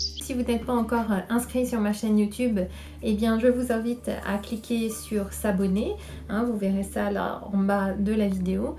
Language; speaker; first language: French; native; French